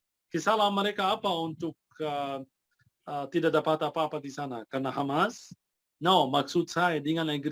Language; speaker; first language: Indonesian; non-native, fluent; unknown